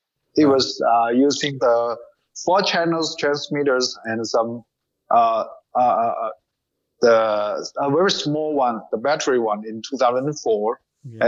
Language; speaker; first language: English; non-native, learner; Chinese